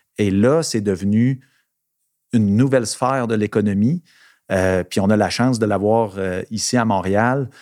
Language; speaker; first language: French; native; French